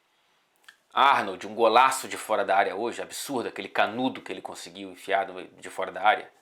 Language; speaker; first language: Portuguese; native; Portuguese